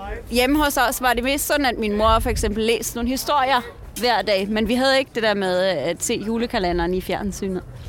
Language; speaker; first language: Danish; non-native, fluent; German